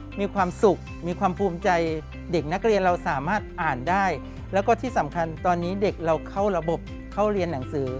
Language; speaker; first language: Thai; native; Thai